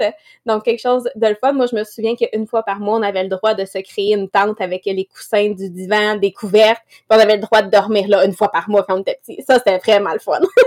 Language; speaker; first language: French; native; French